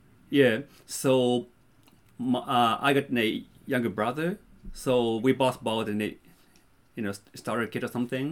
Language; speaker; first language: English; non-native, fluent; Japanese